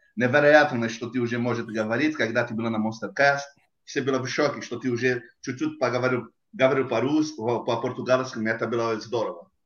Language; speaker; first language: Russian; non-native, learner; Portuguese